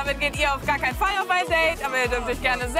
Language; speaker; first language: German; native; German